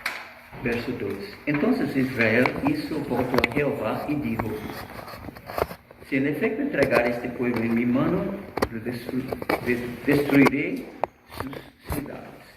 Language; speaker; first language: Spanish; non-native, fluent; Portuguese